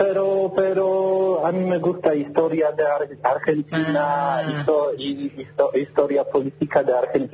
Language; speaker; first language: Spanish; non-native, learner; Polish